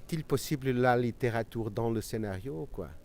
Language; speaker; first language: French; non-native, learner; Portuguese